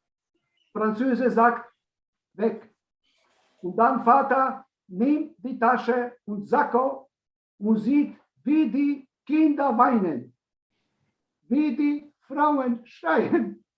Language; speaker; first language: German; non-native, learner; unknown